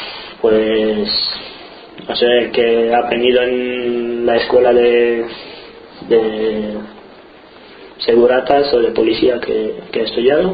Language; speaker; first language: Spanish; non-native, fluent; Romanian